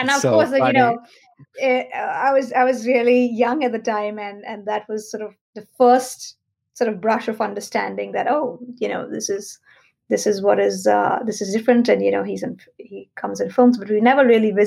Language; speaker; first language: English; non-native, local second language; Hindi